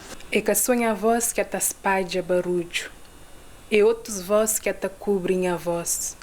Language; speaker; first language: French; non-native, learner; Portuguese